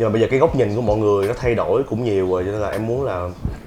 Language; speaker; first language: Vietnamese; native; Vietnamese